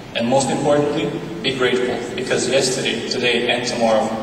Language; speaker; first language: English; non-native, fluent; Bulgarian